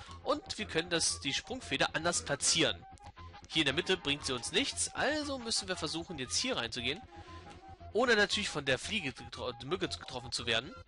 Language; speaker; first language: German; native; German